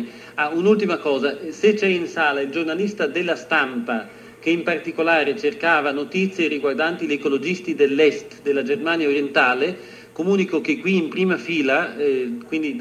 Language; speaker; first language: Italian; native; Italian